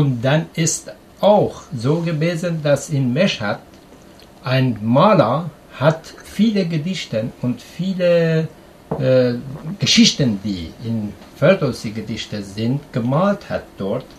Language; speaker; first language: German; non-native, learner; Persian